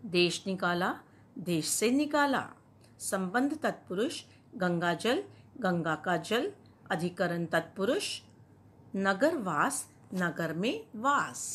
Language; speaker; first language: Hindi; native; Hindi